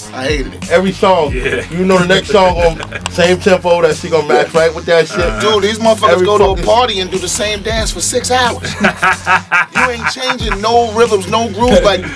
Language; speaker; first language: English; native; English